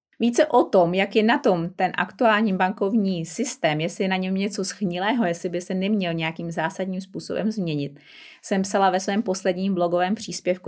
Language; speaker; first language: Czech; native; Czech